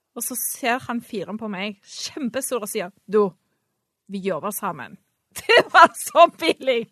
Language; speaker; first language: Norwegian; non-native, fluent; Spanish